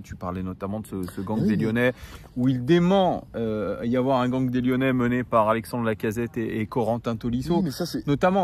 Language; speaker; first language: French; native; French